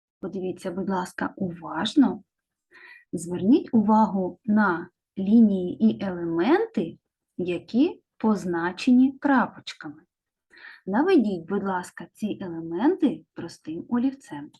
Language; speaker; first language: Ukrainian; native; Ukrainian